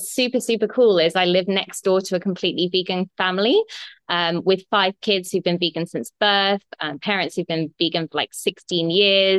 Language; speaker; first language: English; native; English